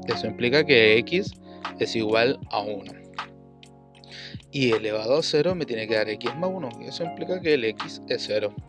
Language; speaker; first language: Spanish; native; Spanish